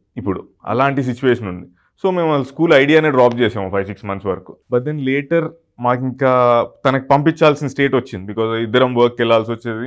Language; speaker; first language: Telugu; native; Telugu